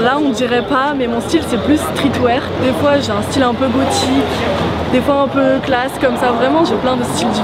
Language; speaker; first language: French; native; French